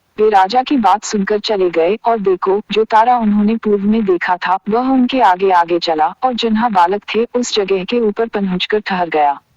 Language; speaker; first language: Hindi; native; Hindi